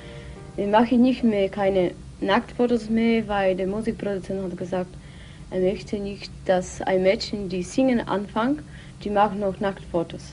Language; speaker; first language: German; non-native, learner; Polish